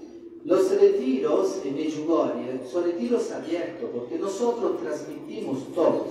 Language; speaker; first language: Spanish; non-native, fluent; Italian